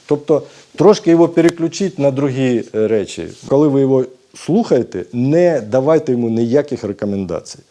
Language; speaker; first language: Ukrainian; native; Ukrainian